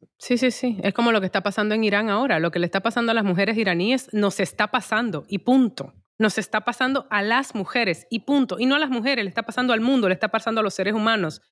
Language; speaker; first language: Spanish; native; Spanish